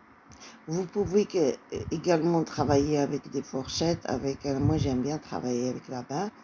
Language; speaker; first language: French; non-native, fluent; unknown